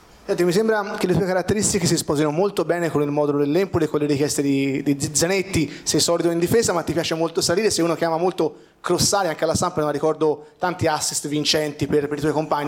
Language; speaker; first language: Italian; native; Italian